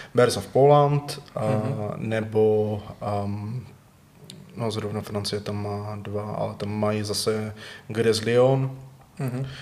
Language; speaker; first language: Czech; native; Czech